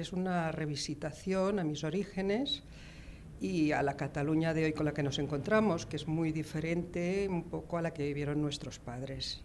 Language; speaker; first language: Spanish; native; Spanish